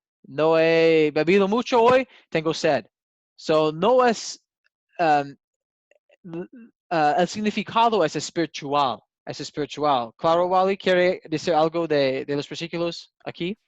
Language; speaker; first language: Spanish; non-native, learner; English